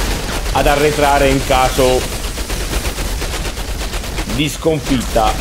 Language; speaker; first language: Italian; native; Italian